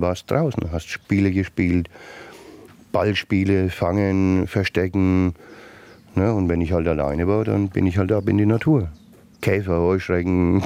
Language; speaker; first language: German; native; German